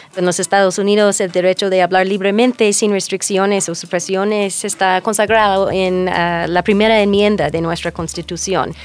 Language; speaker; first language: Spanish; non-native, fluent; English